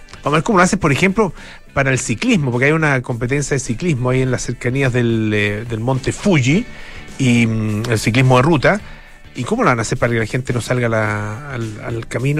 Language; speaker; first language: Spanish; native; Spanish